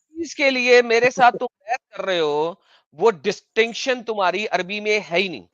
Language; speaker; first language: Urdu; non-native, local second language; Punjabi